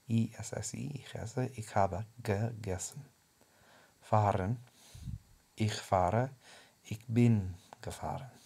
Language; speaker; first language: German; non-native, fluent; English